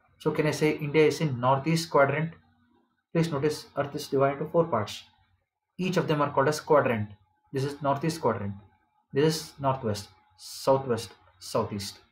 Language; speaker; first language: English; non-native, local second language; Kannada